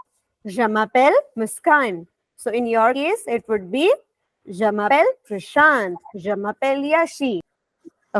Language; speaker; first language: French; non-native, fluent; Hindi